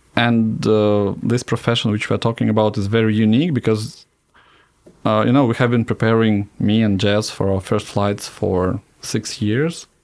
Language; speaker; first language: English; non-native, fluent; Russian